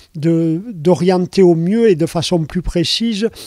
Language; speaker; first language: French; native; French